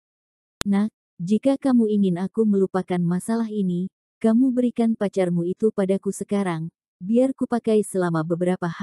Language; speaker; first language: Indonesian; native; Indonesian